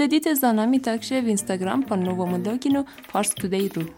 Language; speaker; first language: Russian; non-native, fluent; Persian